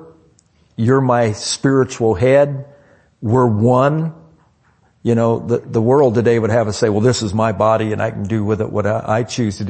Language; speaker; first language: English; native; English